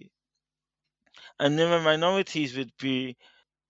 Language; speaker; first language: English; native; English